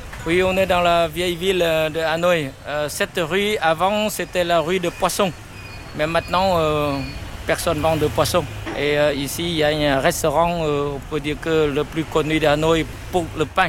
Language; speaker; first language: French; non-native, fluent; Vietnamese